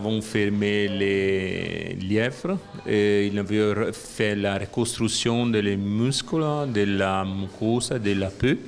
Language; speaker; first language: French; non-native, learner; Italian